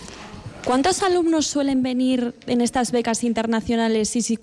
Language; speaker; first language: Spanish; native; Spanish